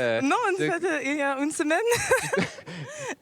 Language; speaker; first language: French; early bilingual, heritage; English